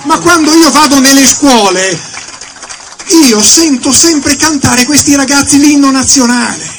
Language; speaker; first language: Italian; native; Italian